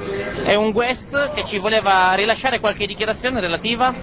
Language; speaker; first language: Italian; native; Italian